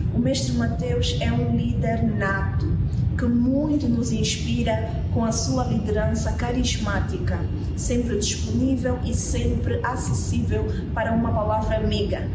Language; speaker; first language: Portuguese; native; Portuguese